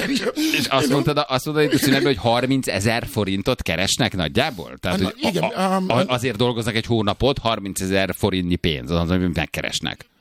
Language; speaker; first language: Hungarian; native; Hungarian